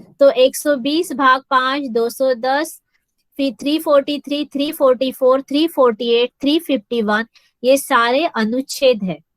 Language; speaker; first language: Hindi; non-native, local second language; Marathi